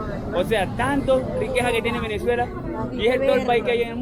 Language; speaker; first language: Spanish; native; Spanish